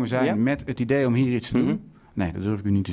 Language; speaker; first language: Dutch; native; Dutch